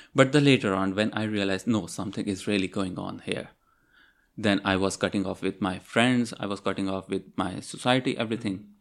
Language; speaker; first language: English; non-native, local second language; Urdu